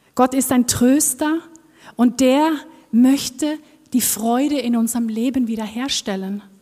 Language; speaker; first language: German; non-native, fluent; Norwegian